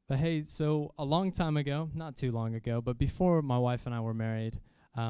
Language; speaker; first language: English; native; English